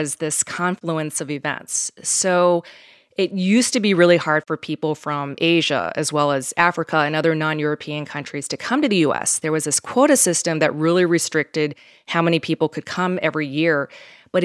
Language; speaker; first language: English; native; English